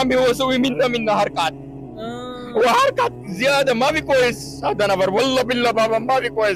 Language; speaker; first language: Arabic; non-native, learner; Bangla